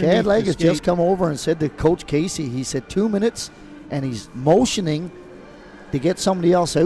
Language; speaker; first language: English; native; English